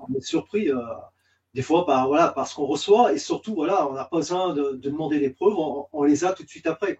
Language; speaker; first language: French; native; French